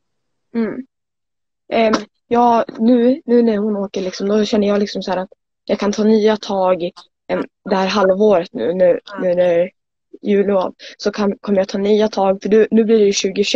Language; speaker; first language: Swedish; native; Swedish